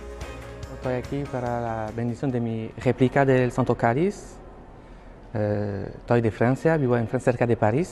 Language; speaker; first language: Spanish; non-native, learner; French